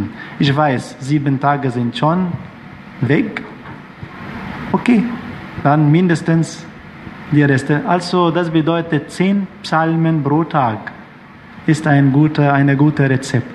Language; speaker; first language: German; non-native, fluent; Arabic